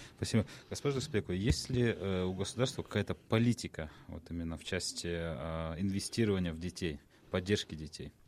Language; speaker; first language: Russian; non-native, local second language; Kyrgyz